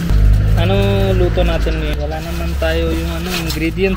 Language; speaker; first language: Filipino; non-native, learner; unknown